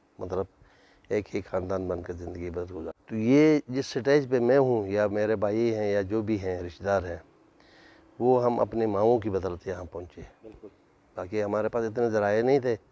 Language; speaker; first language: Urdu; non-native, local second language; Shina